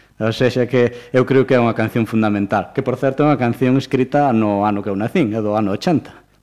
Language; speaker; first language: Galician; native; Galician